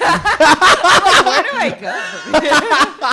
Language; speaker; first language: English; native; English